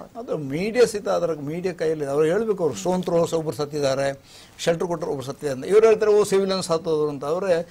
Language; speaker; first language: Kannada; non-native, local second language; Kodava